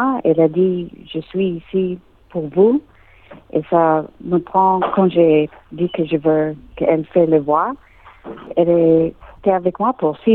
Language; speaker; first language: French; non-native, learner; English